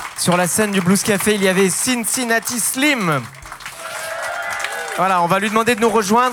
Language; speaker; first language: French; native; French